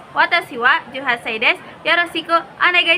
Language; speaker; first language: Japanese; non-native, learner; Indonesian